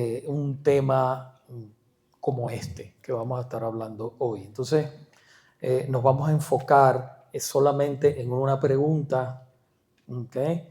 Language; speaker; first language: Spanish; native; Spanish